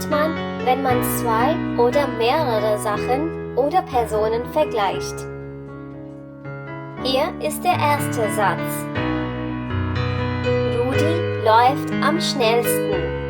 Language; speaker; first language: German; non-native, fluent; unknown